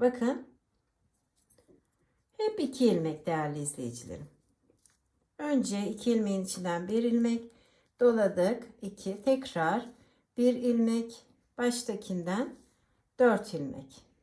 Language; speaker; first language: Turkish; native; Turkish